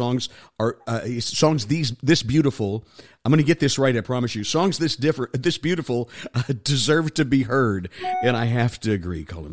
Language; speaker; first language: English; native; English